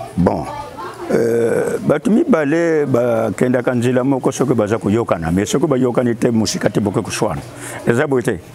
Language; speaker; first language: Lingala; non-native, local second language; Kongo